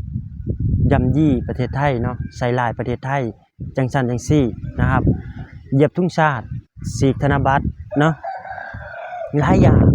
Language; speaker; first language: Thai; non-native, local second language; Lao